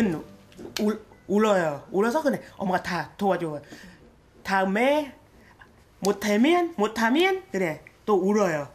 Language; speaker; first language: Korean; non-native, learner; Thai